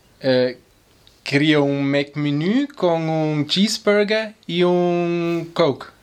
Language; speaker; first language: Portuguese; non-native, fluent; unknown